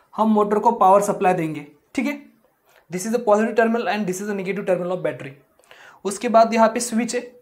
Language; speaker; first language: Hindi; non-native, local second language; Marathi